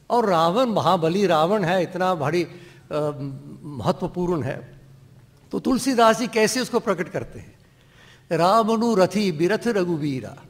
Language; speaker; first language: Hindi; non-native, local second language; Dogri